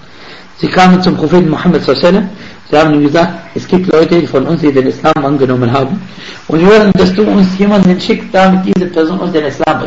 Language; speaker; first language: German; non-native, fluent; Arabic